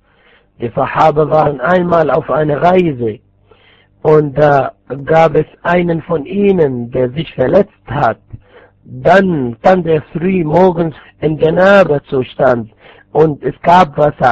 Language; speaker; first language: German; non-native, fluent; Arabic